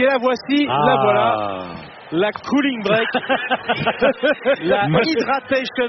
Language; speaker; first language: French; native; French